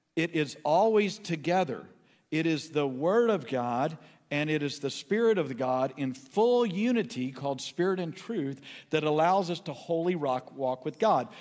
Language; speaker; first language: English; native; English